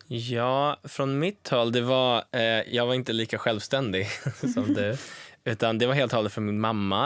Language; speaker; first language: Swedish; native; Swedish